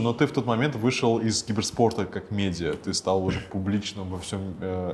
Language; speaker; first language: Russian; native; Russian